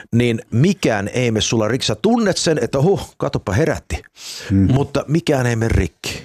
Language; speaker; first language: Finnish; early bilingual, heritage; Finnish